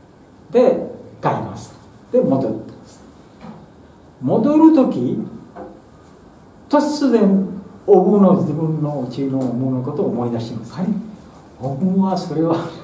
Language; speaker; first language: Japanese; non-native, fluent; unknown